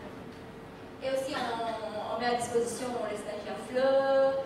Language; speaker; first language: French; non-native, fluent; Indonesian